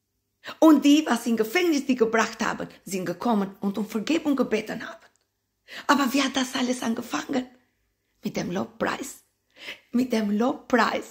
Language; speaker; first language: German; non-native, fluent; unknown